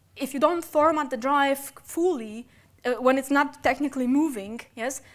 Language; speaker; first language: English; non-native, fluent; Polish